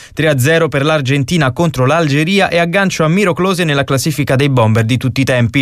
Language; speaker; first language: Italian; native; Italian